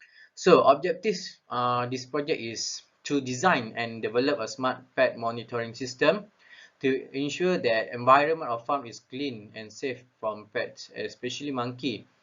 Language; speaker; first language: English; non-native, local second language; Malay